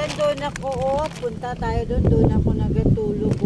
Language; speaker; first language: Filipino; non-native, local second language; Hiligaynon